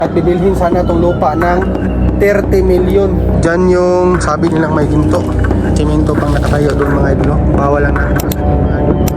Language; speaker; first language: Filipino; non-native, local second language; Cebuano